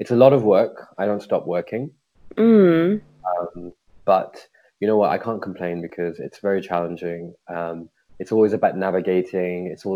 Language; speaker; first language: English; native; English